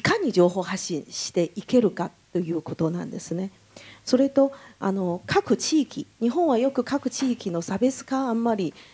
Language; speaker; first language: Japanese; non-native, fluent; Chinese